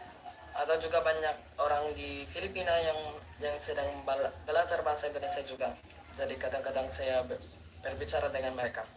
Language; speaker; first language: Indonesian; non-native, learner; Filipino